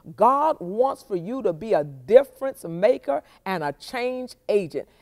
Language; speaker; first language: English; native; English